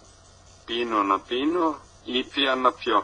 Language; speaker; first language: Greek; non-native, learner; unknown